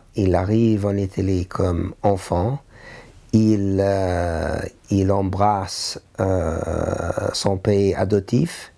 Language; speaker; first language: French; non-native, learner; English